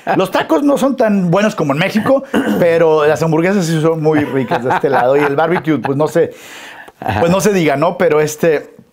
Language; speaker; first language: Spanish; native; Spanish